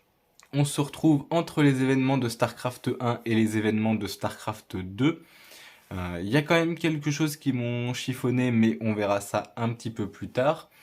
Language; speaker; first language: French; native; French